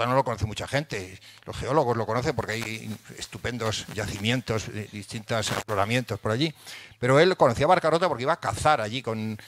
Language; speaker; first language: Spanish; native; Spanish